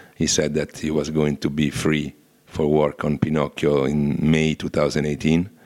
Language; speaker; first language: English; non-native, fluent; Italian